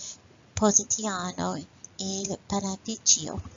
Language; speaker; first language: Italian; non-native, learner; English